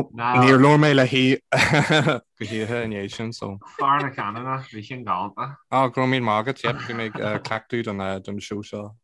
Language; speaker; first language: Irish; non-native, local second language; English